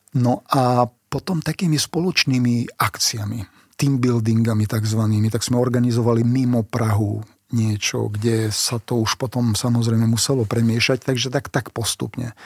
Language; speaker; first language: Slovak; non-native, local second language; Hungarian